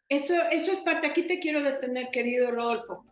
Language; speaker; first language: Spanish; native; Spanish